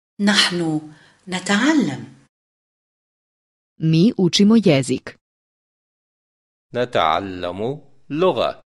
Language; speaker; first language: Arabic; non-native, fluent; Bosnian